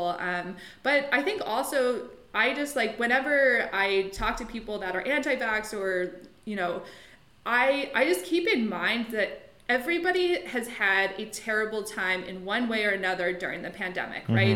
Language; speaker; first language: English; native; English